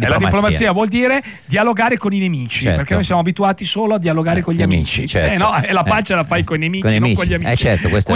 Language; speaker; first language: Italian; native; Italian